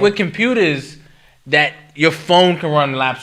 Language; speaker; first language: English; native; English